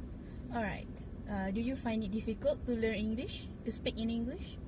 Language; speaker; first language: English; non-native, local second language; Malay